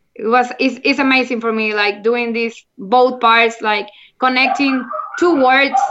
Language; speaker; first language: English; non-native, learner; Spanish